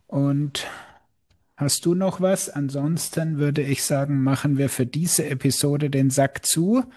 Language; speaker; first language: German; native; German